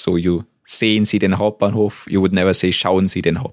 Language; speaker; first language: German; native; German